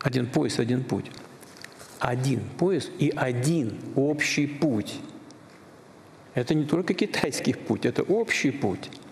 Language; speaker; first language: Russian; native; Russian